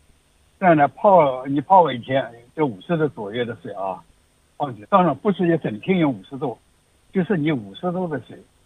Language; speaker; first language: Chinese; native; Chinese